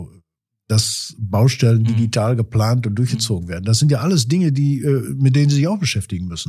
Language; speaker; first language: German; native; German